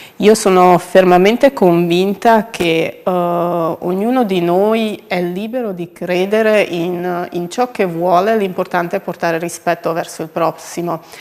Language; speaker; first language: Italian; early bilingual, other home language; Bosnian